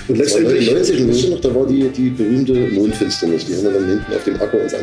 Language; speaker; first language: German; native; German